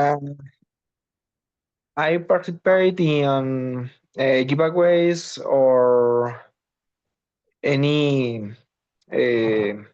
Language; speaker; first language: English; non-native, learner; Spanish